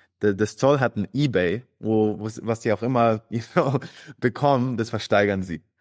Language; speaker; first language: German; early bilingual, other home language; Croatian